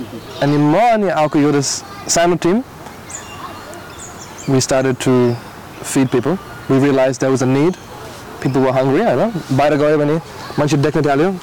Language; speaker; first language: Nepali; non-native, learner; English